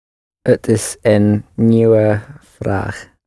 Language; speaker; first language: Dutch; non-native, learner; English